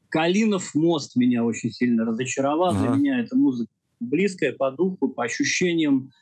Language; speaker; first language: Russian; native; Russian